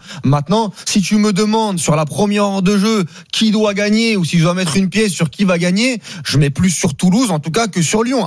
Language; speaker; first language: French; native; French